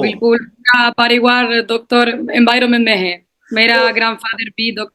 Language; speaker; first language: Hindi; non-native, learner; Spanish